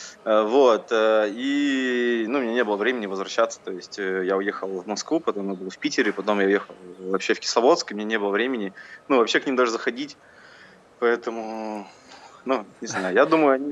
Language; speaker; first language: Russian; native; Russian